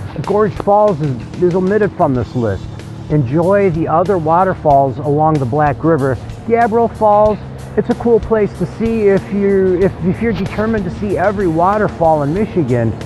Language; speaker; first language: English; native; English